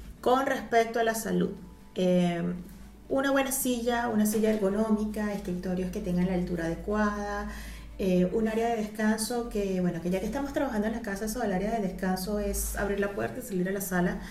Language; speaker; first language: Spanish; native; Spanish